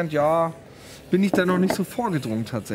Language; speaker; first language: German; native; German